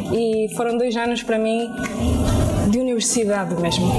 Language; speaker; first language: Portuguese; early bilingual, other home language; Spanish